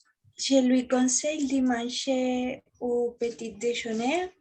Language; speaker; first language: French; non-native, learner; Spanish